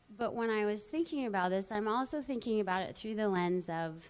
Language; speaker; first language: English; native; English